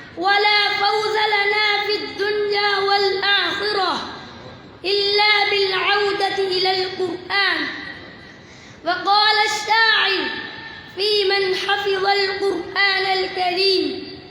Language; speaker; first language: Arabic; non-native, learner; Urdu